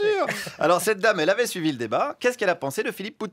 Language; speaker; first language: French; native; French